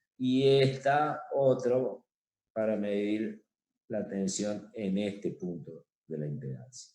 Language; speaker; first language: Spanish; native; Spanish